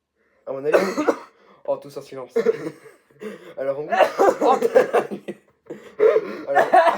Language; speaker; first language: French; native; French